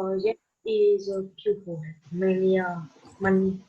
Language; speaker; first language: English; non-native, learner; Vietnamese